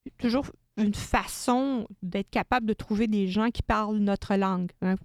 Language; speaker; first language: French; native; French